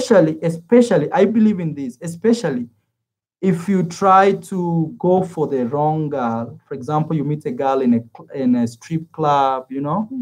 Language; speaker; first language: English; non-native, fluent; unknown